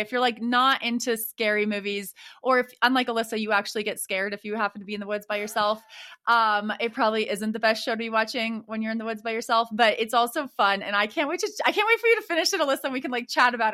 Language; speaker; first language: English; native; English